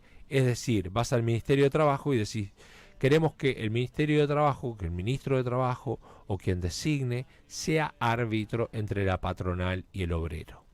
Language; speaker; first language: Spanish; native; Spanish